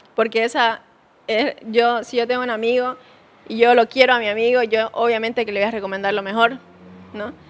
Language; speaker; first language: Spanish; native; Spanish